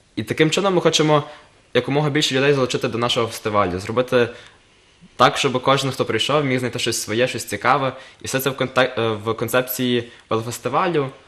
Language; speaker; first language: Ukrainian; native; Ukrainian